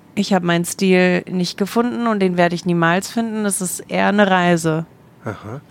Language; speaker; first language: German; native; German